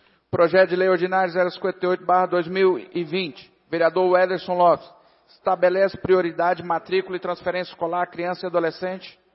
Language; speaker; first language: Portuguese; native; Portuguese